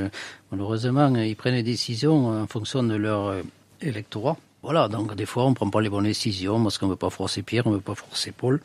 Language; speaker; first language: French; native; French